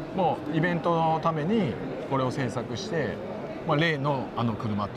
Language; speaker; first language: Japanese; native; Japanese